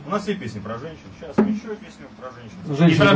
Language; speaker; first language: Russian; native; Russian